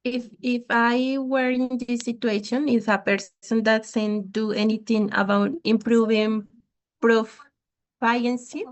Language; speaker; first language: English; non-native, learner; Spanish